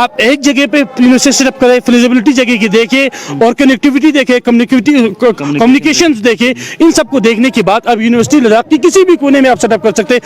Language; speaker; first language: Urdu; non-native, local second language; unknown